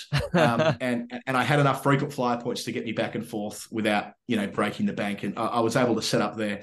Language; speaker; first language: English; native; English